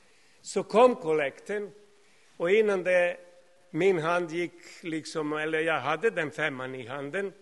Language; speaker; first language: Swedish; non-native, fluent; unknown